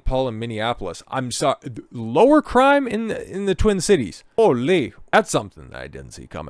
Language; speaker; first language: English; native; English